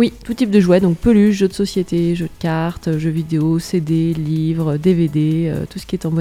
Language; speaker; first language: French; native; French